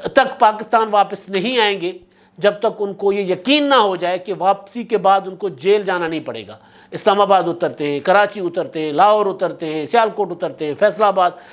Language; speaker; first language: Urdu; non-native, local second language; Sindhi